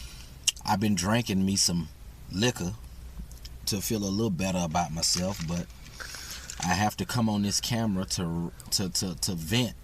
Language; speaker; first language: English; native; English